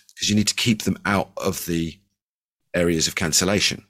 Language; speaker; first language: English; native; English